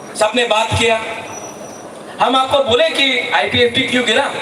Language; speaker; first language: Hindi; non-native, local second language; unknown